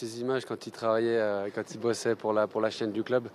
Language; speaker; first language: French; native; French